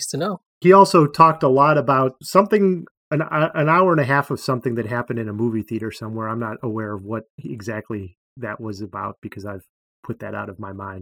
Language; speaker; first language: English; native; English